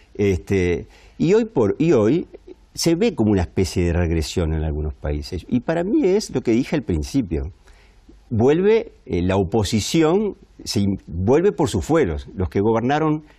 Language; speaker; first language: Spanish; native; Spanish